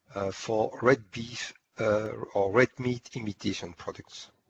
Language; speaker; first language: English; non-native, fluent; French